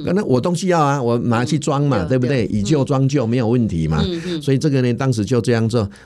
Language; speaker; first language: Chinese; native; Chinese